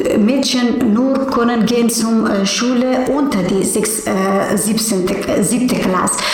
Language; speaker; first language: German; non-native, learner; Persian